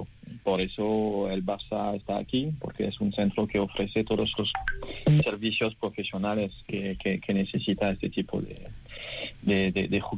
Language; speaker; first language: Spanish; non-native, fluent; French